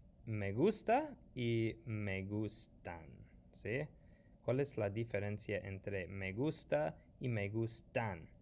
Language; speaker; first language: Spanish; non-native, fluent; English